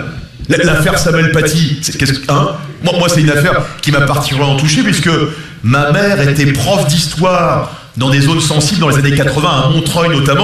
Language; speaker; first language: French; native; French